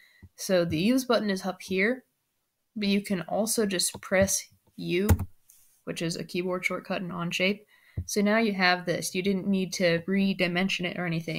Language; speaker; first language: English; native; English